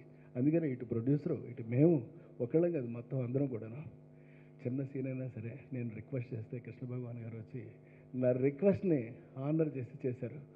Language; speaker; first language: Telugu; native; Telugu